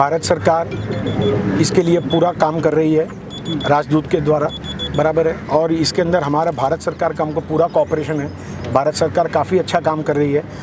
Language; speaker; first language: Hindi; non-native, local second language; Gujarati